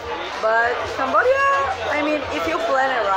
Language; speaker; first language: English; non-native, fluent; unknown